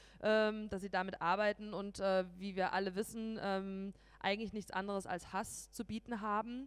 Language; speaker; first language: German; native; German